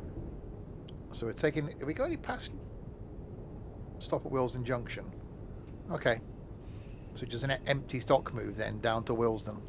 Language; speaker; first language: English; native; English